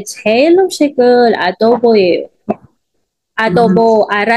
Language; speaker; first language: Korean; non-native, fluent; Filipino